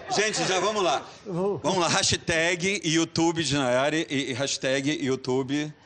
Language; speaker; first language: Portuguese; native; Portuguese